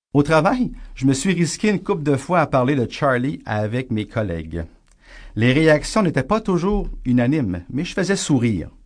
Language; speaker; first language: French; native; French